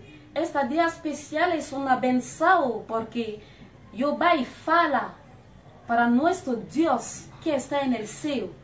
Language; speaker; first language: Spanish; non-native, learner; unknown